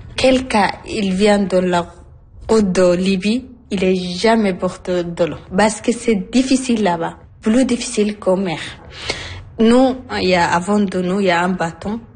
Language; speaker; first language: French; non-native, learner; Arabic